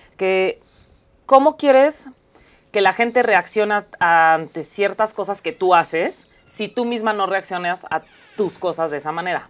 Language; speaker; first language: Spanish; native; Spanish